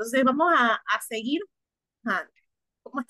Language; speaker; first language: Spanish; native; Spanish